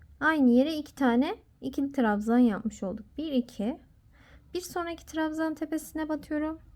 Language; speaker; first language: Turkish; native; Turkish